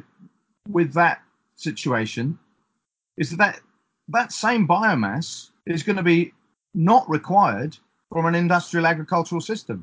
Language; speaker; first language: English; native; English